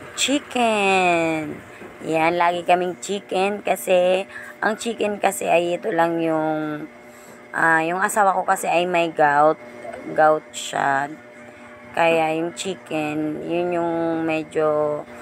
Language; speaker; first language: Filipino; non-native, local second language; Masbatenyo